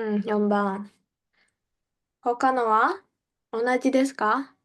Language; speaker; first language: Japanese; non-native, fluent; Indonesian